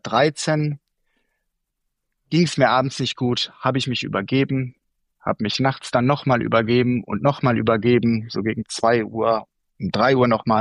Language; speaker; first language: German; native; German